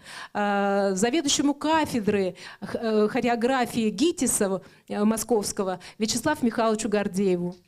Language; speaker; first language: Russian; native; Russian